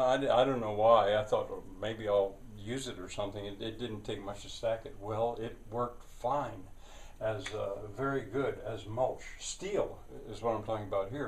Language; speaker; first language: English; native; English